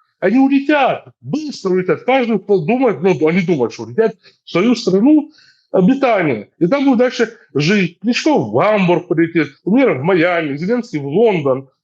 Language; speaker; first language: Russian; native; Russian